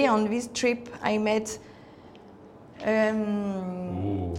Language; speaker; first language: English; non-native, fluent; Spanish